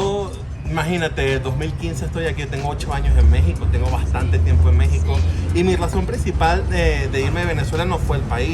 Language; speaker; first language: Spanish; native; Spanish